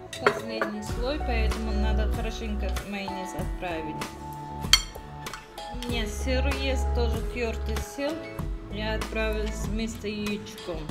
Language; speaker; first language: Russian; non-native, learner; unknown